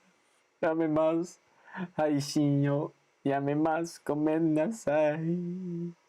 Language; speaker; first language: Japanese; non-native, fluent; English